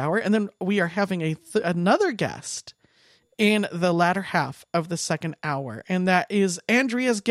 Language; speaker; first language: English; native; English